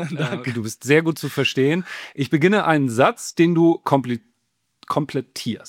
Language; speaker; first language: German; native; German